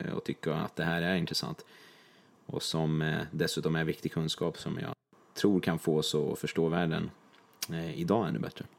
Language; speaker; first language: Swedish; early bilingual, other home language; Persian